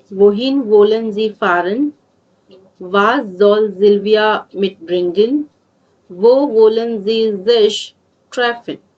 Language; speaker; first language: German; non-native, learner; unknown